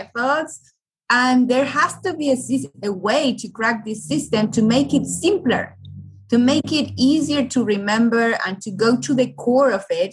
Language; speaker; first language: English; non-native, fluent; Spanish